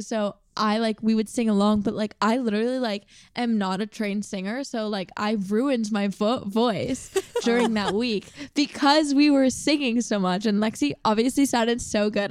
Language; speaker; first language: English; native; English